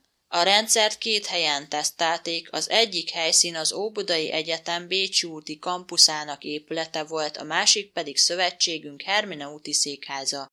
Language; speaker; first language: Hungarian; native; Hungarian